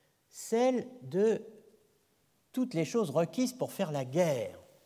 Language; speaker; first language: French; native; French